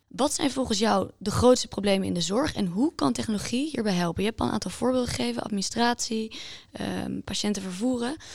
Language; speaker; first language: Dutch; native; Dutch